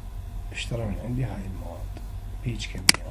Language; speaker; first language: Arabic; native; Arabic